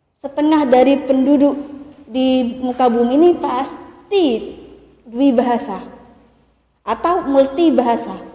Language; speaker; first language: Indonesian; non-native, local second language; Madurese